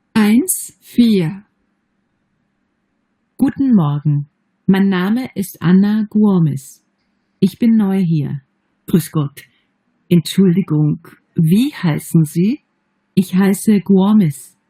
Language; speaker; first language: German; non-native, learner; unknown